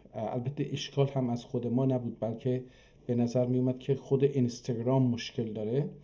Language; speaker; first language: Persian; non-native, local second language; Azerbaijani